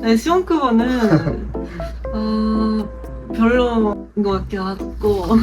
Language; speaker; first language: Korean; non-native, fluent; Japanese